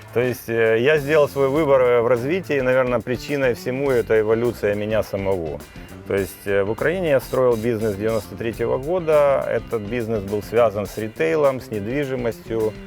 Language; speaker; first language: Russian; native; Russian